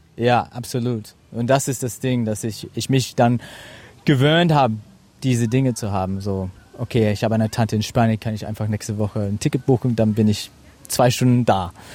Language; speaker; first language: German; non-native, fluent; English